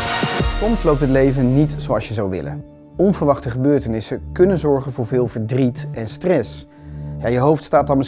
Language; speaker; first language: Dutch; native; Dutch